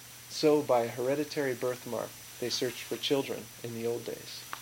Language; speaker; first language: English; native; English